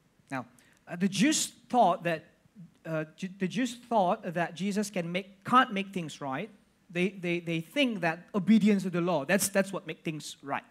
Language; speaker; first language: English; non-native, fluent; Indonesian